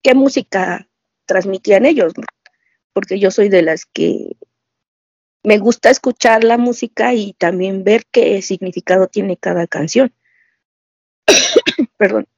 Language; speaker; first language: Spanish; native; Spanish